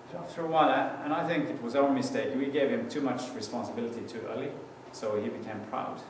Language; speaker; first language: English; non-native, fluent; Norwegian